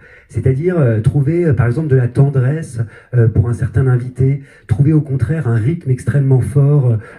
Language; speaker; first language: French; native; French